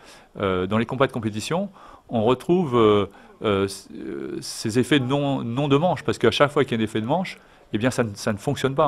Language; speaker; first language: French; native; French